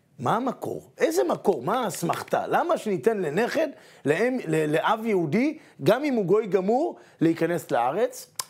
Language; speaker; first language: Hebrew; native; Hebrew